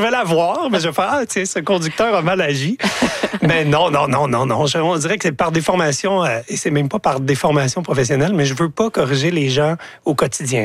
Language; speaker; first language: French; native; French